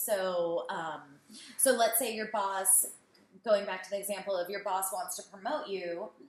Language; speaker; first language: English; native; English